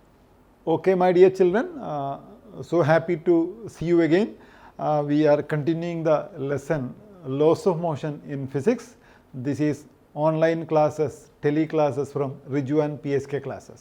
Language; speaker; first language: English; non-native, local second language; Malayalam